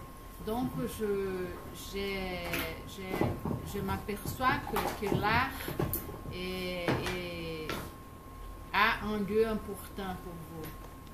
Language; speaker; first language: French; non-native, learner; Portuguese